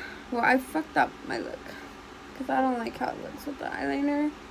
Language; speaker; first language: English; early bilingual, other home language; Spanish